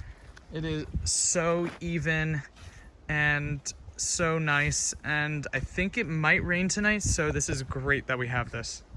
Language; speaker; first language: English; native; English